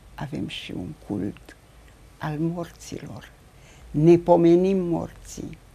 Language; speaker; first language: Romanian; native; Romanian